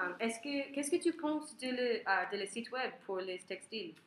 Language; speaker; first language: French; non-native, learner; English